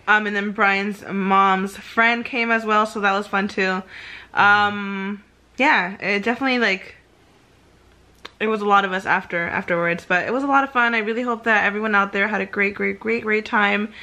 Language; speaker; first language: English; early bilingual, other home language; Spanish